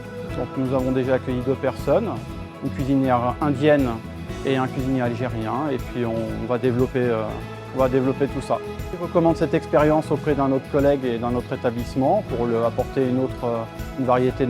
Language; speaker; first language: French; native; French